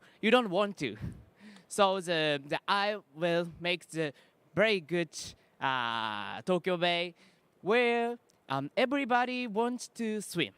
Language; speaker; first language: English; non-native, learner; Japanese